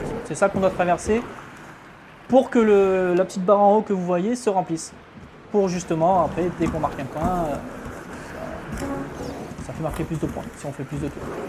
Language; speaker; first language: French; native; French